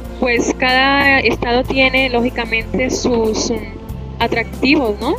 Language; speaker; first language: Spanish; native; Spanish